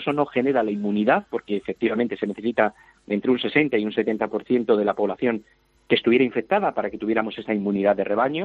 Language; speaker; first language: Spanish; native; Spanish